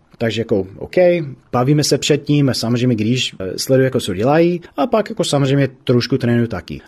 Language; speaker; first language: Czech; non-native, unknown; English